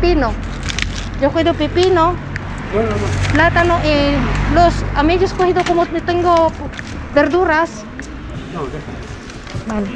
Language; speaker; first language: Spanish; non-native, learner; Filipino